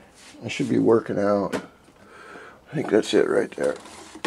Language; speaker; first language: English; native; English